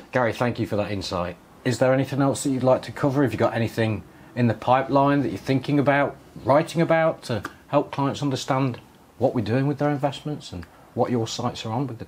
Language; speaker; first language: English; native; English